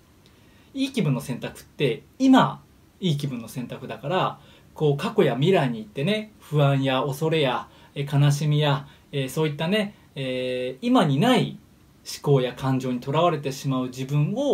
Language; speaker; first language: Japanese; native; Japanese